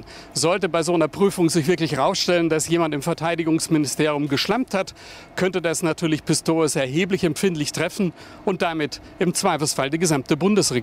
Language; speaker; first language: German; native; German